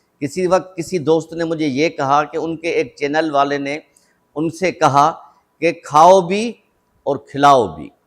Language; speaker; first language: Urdu; non-native, local second language; Sindhi